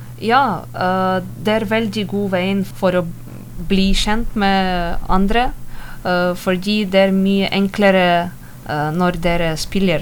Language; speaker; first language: Norwegian; non-native, learner; Ukrainian